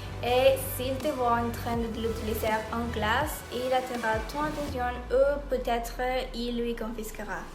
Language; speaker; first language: French; non-native, learner; Spanish